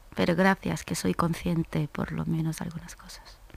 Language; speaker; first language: Spanish; non-native, fluent; Korean